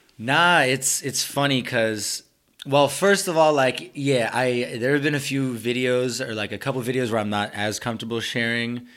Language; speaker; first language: English; early bilingual, other home language; Spanish